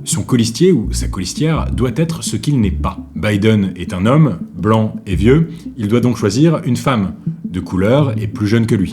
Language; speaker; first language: French; native; French